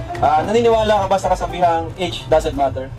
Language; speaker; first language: Filipino; native; Filipino